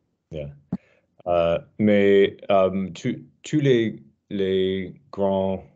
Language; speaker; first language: French; non-native, learner; English